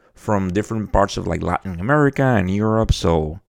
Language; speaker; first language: English; non-native, fluent; Spanish